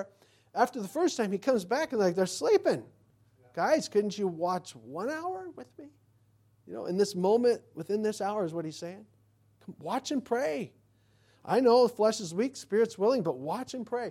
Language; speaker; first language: English; native; English